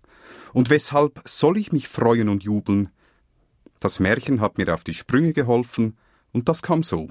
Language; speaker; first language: German; native; German